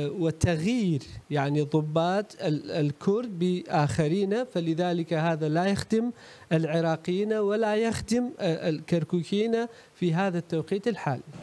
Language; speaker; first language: Arabic; non-native, local second language; Kurdish